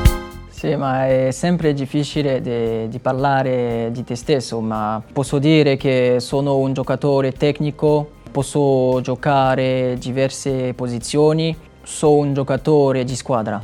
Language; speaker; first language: Italian; non-native, learner; French